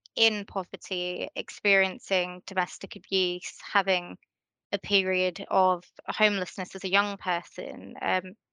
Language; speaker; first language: English; native; English